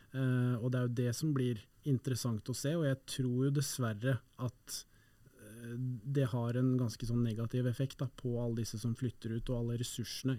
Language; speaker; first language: Norwegian; native; Norwegian